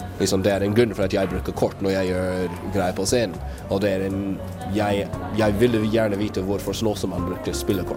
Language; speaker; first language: Norwegian; non-native, fluent; English